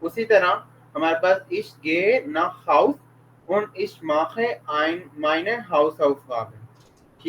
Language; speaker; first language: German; non-native, fluent; Urdu